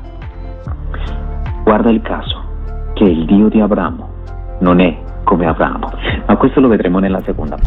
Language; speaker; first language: Italian; non-native, fluent; Spanish